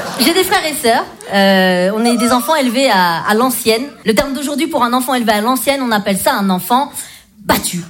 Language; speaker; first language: French; early bilingual, other home language; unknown